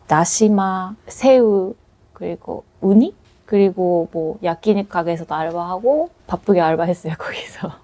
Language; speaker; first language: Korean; non-native, fluent; Japanese